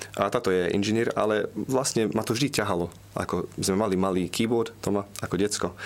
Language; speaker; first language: Slovak; early bilingual, heritage; Slovak